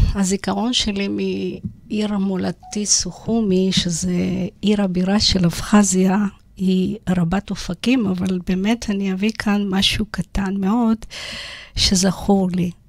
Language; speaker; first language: Hebrew; non-native, fluent; Georgian